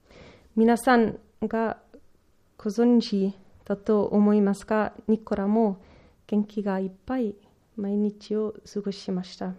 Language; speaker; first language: Japanese; non-native, learner; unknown